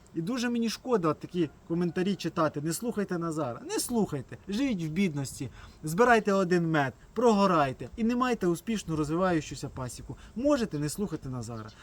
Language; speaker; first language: Ukrainian; native; Ukrainian